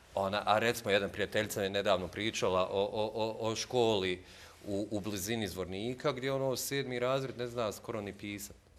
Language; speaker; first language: Bosnian; native; Bosnian